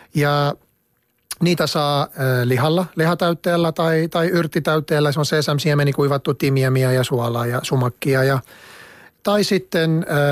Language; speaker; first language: Finnish; non-native, fluent; Arabic